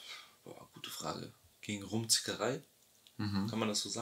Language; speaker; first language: German; early bilingual, other home language; Albanian